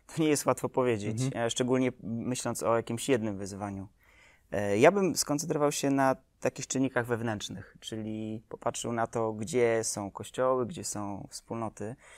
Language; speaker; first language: Polish; native; Polish